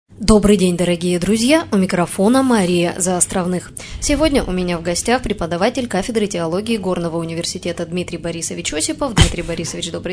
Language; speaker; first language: Russian; native; Russian